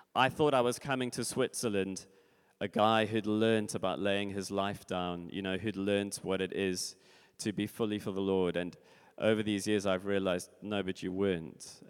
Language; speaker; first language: English; native; English